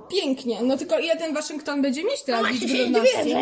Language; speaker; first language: Polish; native; Polish